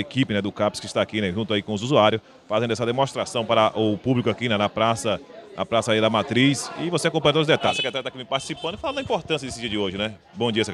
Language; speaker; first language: Portuguese; native; Portuguese